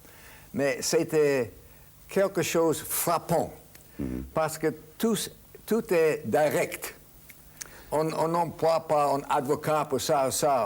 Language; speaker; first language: French; non-native, fluent; English